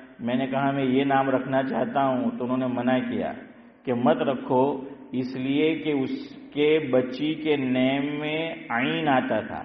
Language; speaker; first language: Urdu; non-native, local second language; Gujarati